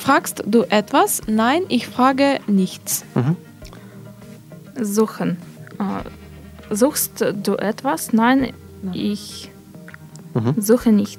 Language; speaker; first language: German; non-native, learner; Russian